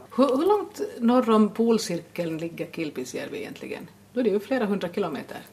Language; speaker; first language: Swedish; native; Swedish